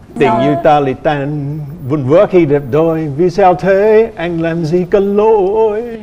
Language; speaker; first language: Vietnamese; non-native, fluent; English